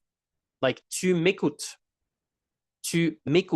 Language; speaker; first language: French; non-native, local second language; English